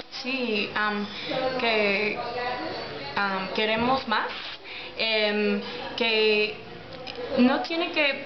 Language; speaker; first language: Spanish; non-native, learner; English